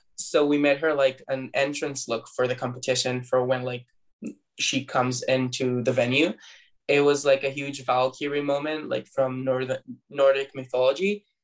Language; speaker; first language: English; non-native, fluent; Hebrew